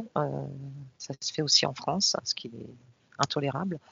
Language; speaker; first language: French; native; French